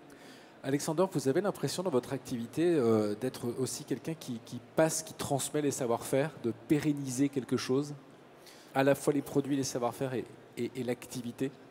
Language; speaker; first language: French; native; French